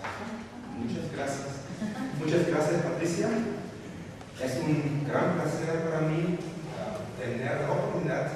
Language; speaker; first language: Spanish; non-native, fluent; German